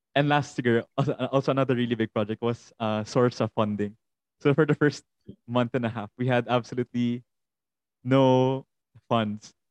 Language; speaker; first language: English; non-native, local second language; Hiligaynon